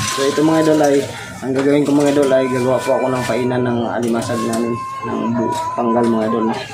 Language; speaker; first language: Filipino; non-native, local second language; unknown